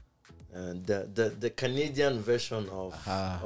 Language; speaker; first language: English; non-native, local second language; Igbo